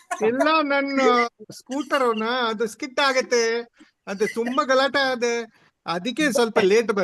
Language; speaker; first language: Kannada; non-native, learner; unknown